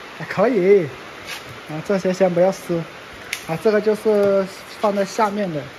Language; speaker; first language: Chinese; native; Chinese